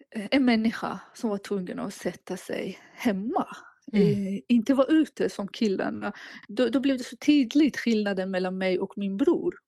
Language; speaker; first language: Swedish; non-native, fluent; Persian